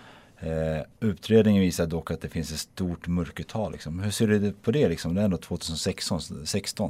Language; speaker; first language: Swedish; native; Swedish